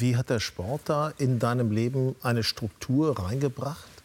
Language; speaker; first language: German; native; German